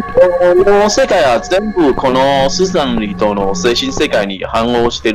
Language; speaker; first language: Japanese; non-native, learner; Chinese